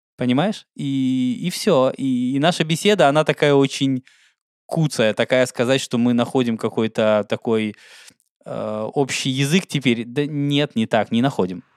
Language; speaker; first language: Russian; native; Russian